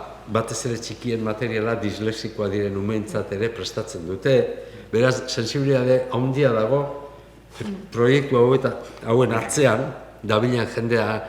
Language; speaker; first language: Basque; native; Basque